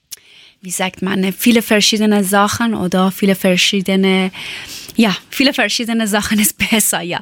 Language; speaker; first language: German; non-native, learner; Persian